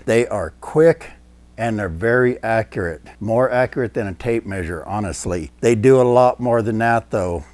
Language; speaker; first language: English; native; English